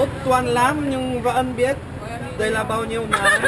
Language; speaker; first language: Vietnamese; non-native, learner; Polish